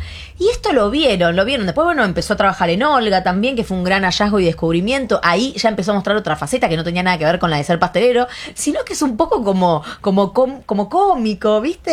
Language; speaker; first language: Spanish; native; Spanish